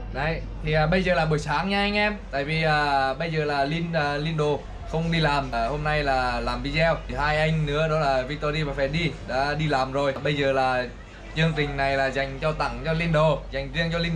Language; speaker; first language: Vietnamese; native; Vietnamese